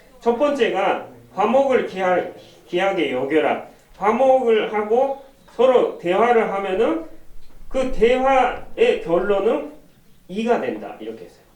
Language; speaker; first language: Korean; non-native, fluent; Japanese